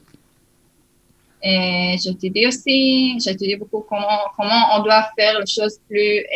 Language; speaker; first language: French; early bilingual, heritage; Hebrew